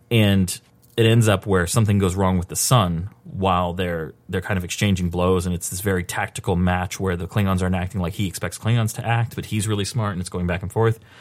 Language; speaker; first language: English; native; English